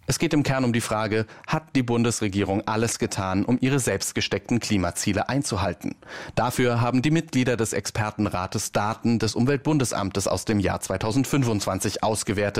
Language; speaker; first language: German; native; German